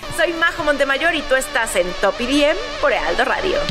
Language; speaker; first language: Spanish; native; Spanish